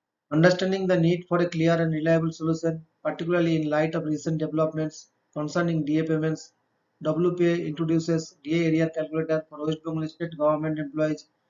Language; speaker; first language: English; non-native, local second language; Bangla